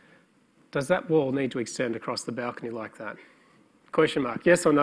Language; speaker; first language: English; native; English